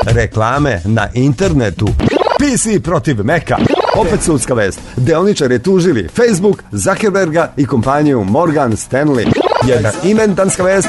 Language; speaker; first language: Serbian; native; Serbian